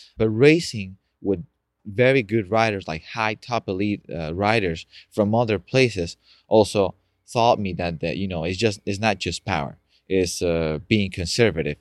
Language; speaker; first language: English; non-native, fluent; Spanish